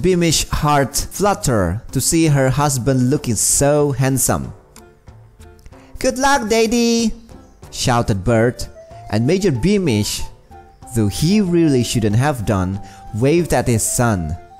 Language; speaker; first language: English; non-native, fluent; Indonesian